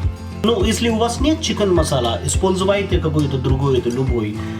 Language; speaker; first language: Russian; non-native, learner; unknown